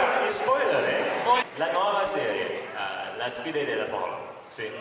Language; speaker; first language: Italian; non-native, learner; English